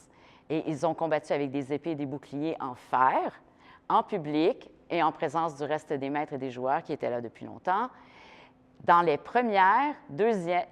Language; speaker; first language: French; native; French